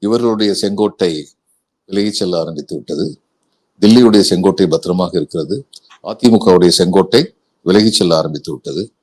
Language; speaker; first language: Tamil; native; Tamil